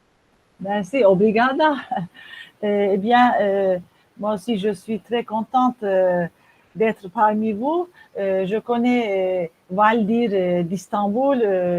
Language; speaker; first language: French; non-native, fluent; Turkish